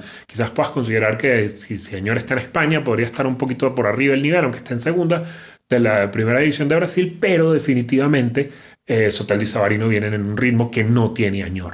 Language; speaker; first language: Spanish; native; Spanish